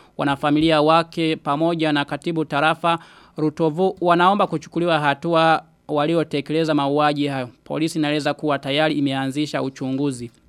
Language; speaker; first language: Swahili; non-native, local second language; Rundi